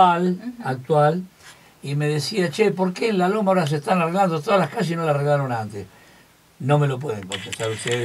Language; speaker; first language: Spanish; native; Spanish